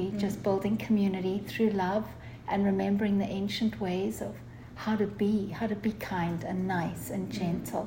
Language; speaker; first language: English; native; English